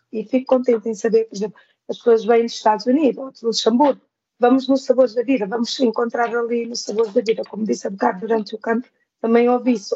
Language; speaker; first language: Portuguese; non-native, local second language; Kabuverdianu